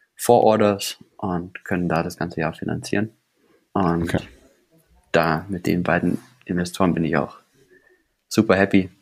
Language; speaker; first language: German; native; German